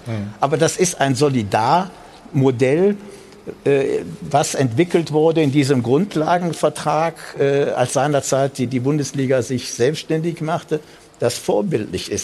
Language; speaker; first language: German; native; German